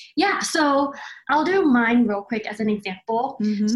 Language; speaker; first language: English; early bilingual, other home language; Chinese